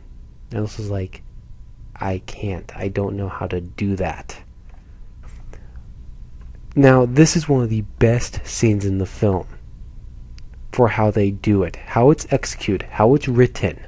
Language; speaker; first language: English; native; English